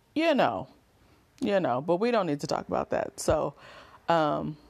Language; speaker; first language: English; native; English